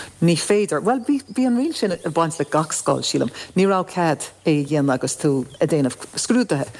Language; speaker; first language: Irish; non-native, local second language; English